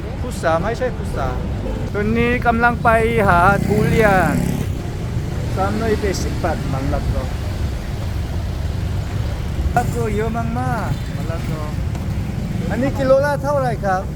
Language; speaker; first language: Thai; non-native, learner; Korean